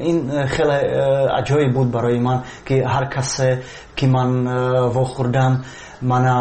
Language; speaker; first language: Persian; non-native, fluent; Czech